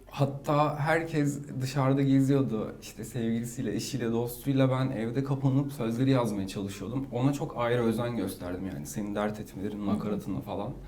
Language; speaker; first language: Turkish; native; Turkish